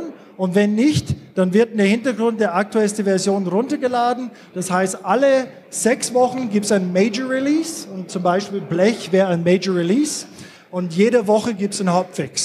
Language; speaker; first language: German; non-native, fluent; English